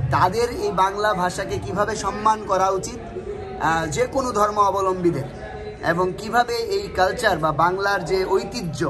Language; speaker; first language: Bangla; native; Bangla